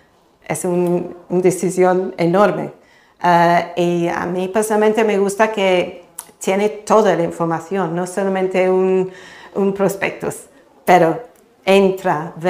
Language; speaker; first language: Spanish; non-native, fluent; English